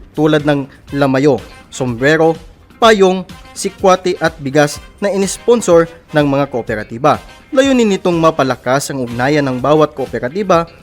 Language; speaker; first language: Filipino; non-native, local second language; Cebuano